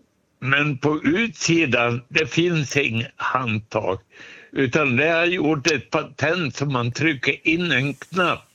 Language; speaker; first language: Swedish; native; Swedish